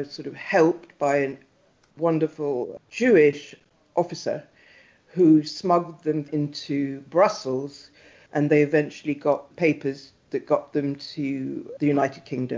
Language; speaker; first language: English; native; English